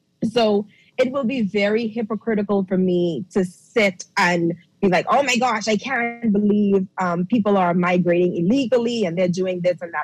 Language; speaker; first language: English; early bilingual, other home language; Haitian Creole